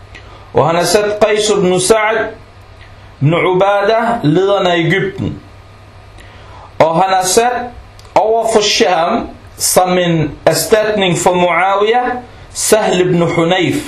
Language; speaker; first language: Danish; non-native, local second language; Arabic